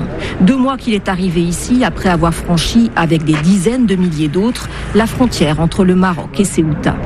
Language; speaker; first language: French; native; French